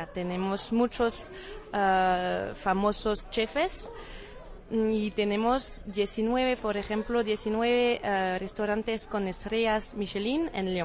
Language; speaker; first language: Spanish; non-native, fluent; French